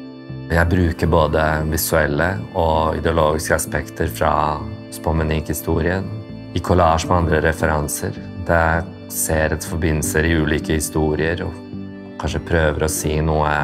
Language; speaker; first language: Norwegian; early bilingual, other home language; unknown